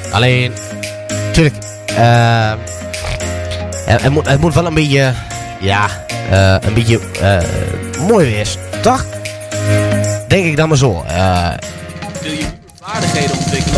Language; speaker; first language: Dutch; native; Dutch